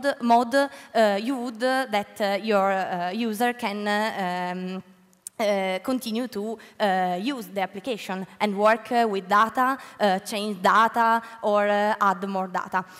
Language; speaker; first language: English; non-native, learner; Italian